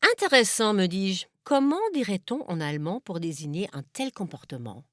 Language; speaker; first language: French; non-native, fluent; German